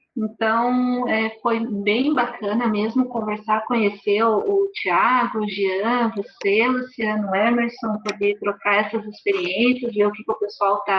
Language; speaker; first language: Portuguese; native; Portuguese